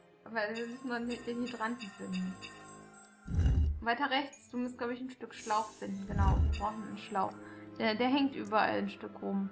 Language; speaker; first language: German; native; German